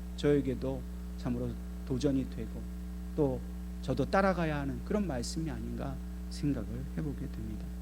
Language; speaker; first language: Korean; native; Korean